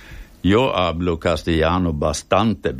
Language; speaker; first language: Spanish; non-native, fluent; Swedish